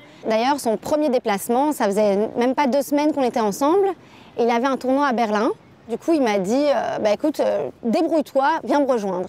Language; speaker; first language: French; native; French